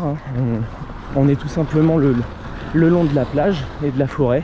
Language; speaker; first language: French; native; French